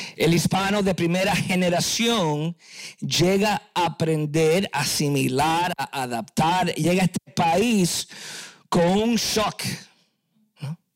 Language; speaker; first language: Spanish; early bilingual, heritage; Spanish